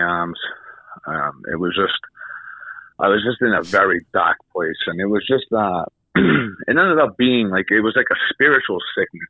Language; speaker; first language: English; native; English